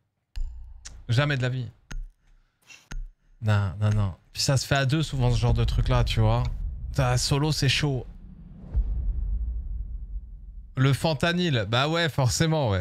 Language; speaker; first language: French; native; French